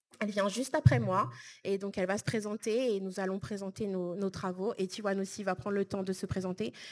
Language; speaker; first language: French; native; French